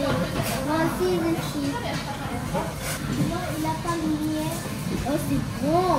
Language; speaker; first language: French; early bilingual, heritage; French